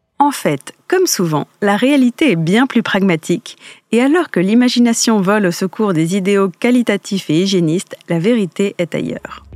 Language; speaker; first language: French; native; French